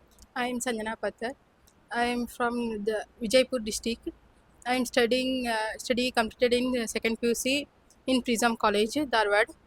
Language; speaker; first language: English; non-native, local second language; Kannada